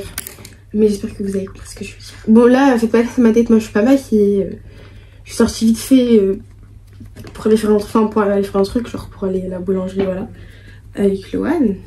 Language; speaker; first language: French; native; French